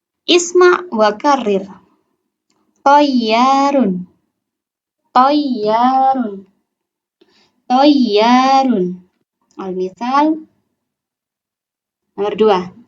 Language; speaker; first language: Arabic; non-native, learner; Indonesian